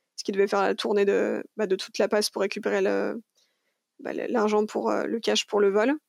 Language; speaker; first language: French; native; French